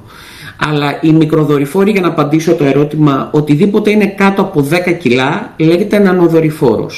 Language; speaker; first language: Greek; native; Greek